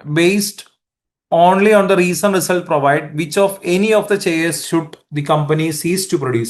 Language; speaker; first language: English; non-native, local second language; Malayalam